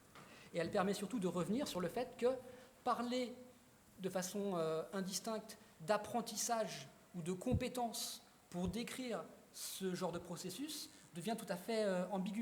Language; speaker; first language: French; native; French